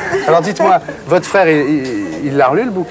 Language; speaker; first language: French; native; French